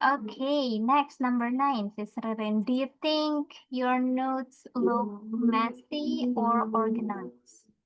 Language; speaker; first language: English; non-native, fluent; Indonesian